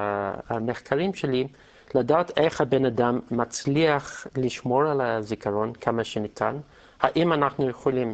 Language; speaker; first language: Hebrew; non-native, fluent; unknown